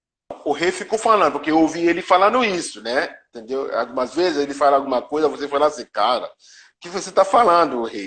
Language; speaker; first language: Portuguese; non-native, learner; Yoruba